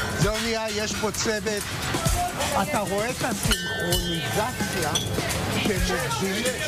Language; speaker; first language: Hebrew; native; Hebrew